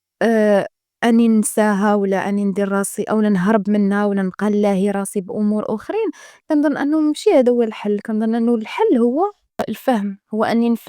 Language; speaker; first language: Arabic; native; Arabic